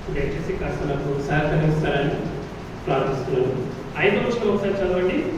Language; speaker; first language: Telugu; non-native, local second language; Hindi